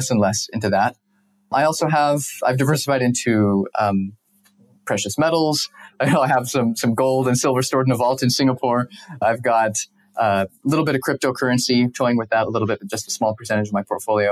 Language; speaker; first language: English; native; English